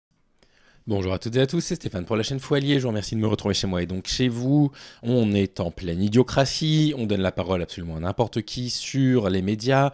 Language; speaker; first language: French; native; French